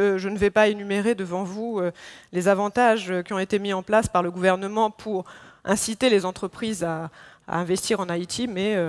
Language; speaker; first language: French; non-native, local second language; Haitian Creole